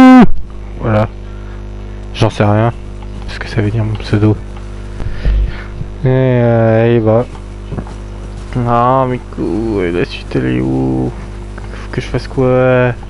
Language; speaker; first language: French; native; French